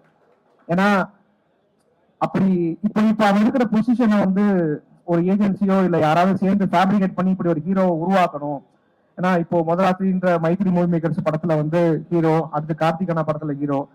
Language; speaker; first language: Tamil; native; Tamil